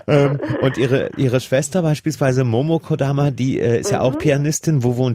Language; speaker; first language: German; native; German